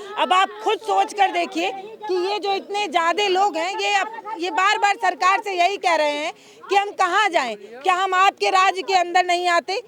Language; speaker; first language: Hindi; native; Hindi